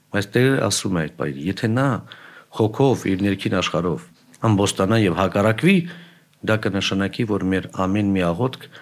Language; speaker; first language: Armenian; native; Armenian